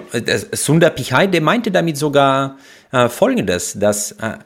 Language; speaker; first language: German; non-native, fluent; Russian